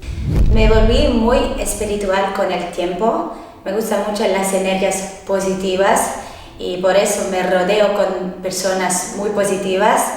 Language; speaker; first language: Spanish; non-native, learner; French